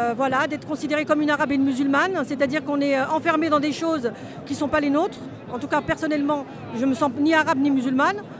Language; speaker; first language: French; early bilingual, other home language; Kabyle